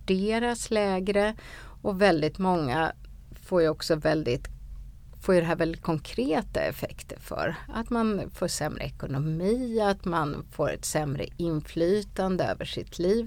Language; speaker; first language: Swedish; native; Swedish